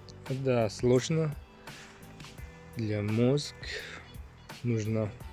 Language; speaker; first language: Russian; non-native, learner; Finnish